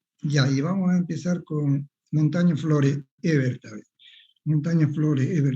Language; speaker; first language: Spanish; native; Spanish